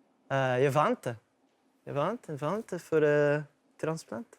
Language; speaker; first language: Swedish; non-native, learner; Portuguese